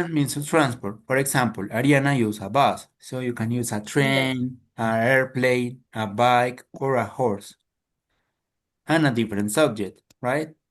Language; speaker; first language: English; non-native, fluent; Spanish